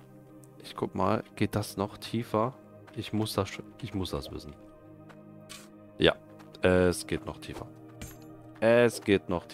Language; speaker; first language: German; native; German